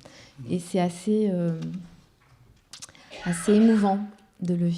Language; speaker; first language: French; non-native, local second language; Kinyarwanda